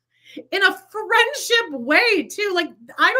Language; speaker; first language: English; native; English